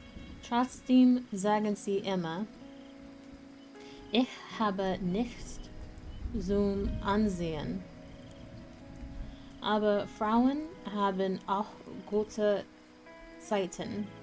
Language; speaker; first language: German; non-native, learner; English